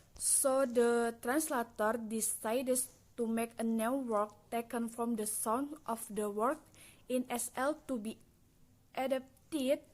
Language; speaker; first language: English; non-native, learner; Indonesian